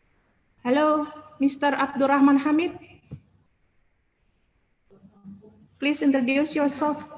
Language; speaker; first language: English; non-native, learner; Indonesian